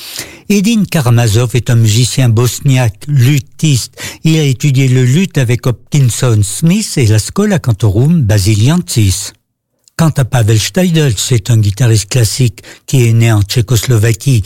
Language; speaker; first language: French; native; French